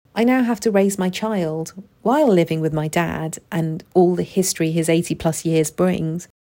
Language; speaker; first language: English; native; English